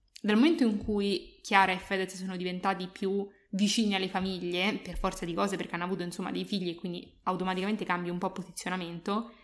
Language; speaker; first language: Italian; native; Italian